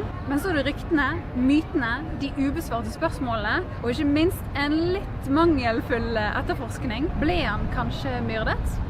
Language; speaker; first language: Norwegian; native; Norwegian